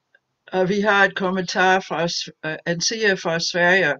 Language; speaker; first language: Danish; non-native, fluent; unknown